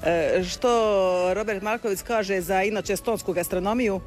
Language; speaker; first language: Serbian; native; Serbian